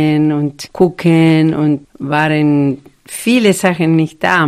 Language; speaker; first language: German; non-native, fluent; Spanish